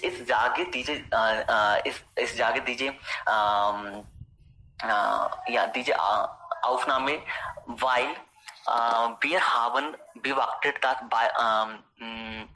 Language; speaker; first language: German; non-native, learner; Hindi